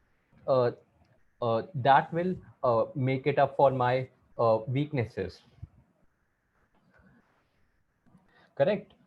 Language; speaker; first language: English; non-native, local second language; Hindi